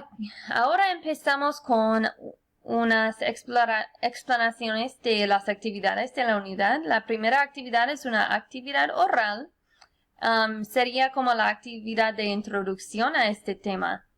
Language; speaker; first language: Spanish; non-native, fluent; English